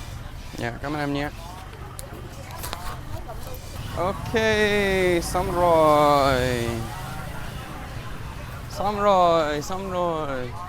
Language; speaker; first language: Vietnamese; non-native, learner; English